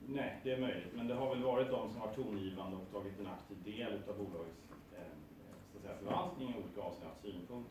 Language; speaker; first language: Swedish; native; Swedish